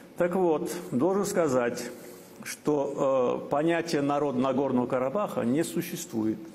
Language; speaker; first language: Russian; non-native, local second language; Azerbaijani